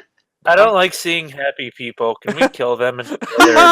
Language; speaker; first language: English; native; English